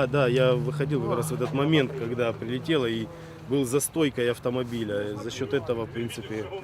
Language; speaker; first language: Russian; native; Russian